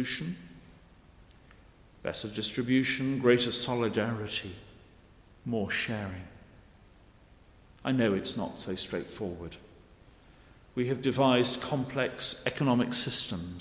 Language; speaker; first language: English; native; English